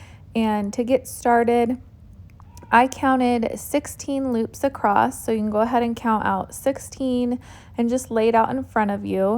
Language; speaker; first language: English; native; English